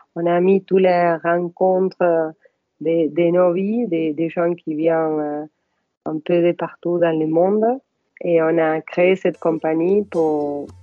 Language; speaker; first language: French; non-native, fluent; Spanish